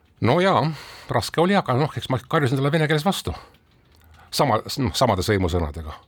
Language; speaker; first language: Estonian; non-native, local second language; Russian